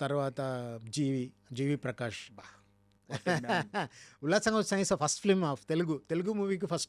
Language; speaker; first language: Telugu; non-native, fluent; Tamil